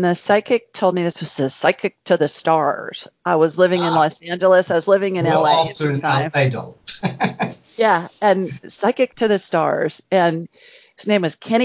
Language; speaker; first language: English; native; English